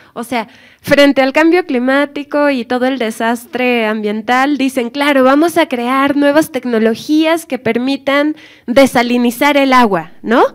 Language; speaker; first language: Spanish; native; Spanish